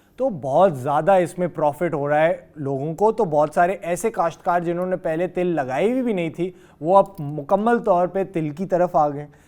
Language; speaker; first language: Urdu; native; Urdu